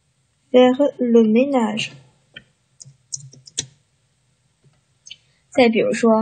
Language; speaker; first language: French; non-native, fluent; Chinese